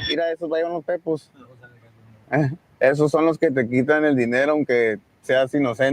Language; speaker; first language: Spanish; native; Spanish